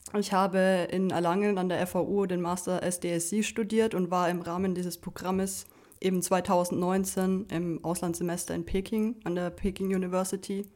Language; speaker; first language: German; native; German